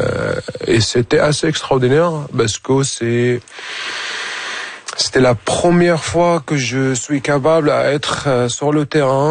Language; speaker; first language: French; non-native, fluent; Arabic